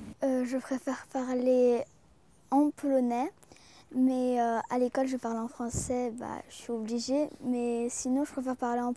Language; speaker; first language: French; early bilingual, other home language; Polish